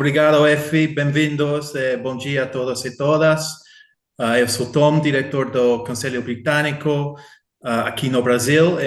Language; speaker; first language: Portuguese; non-native, fluent; English